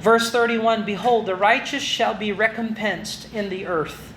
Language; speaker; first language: English; non-native, local second language; Filipino